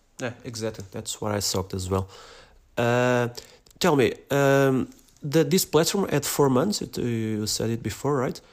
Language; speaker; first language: English; non-native, fluent; Portuguese